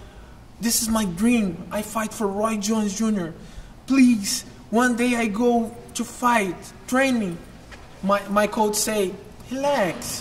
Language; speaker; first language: English; non-native, learner; Portuguese